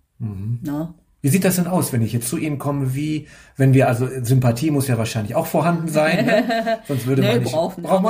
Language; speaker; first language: German; native; German